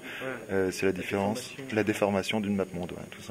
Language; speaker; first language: French; native; French